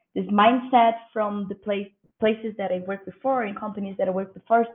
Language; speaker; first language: English; non-native, fluent; Portuguese